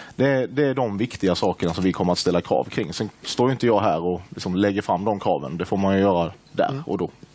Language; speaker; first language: Swedish; native; Swedish